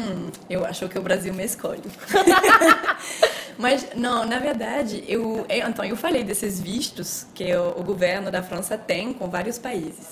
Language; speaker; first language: Portuguese; non-native, fluent; French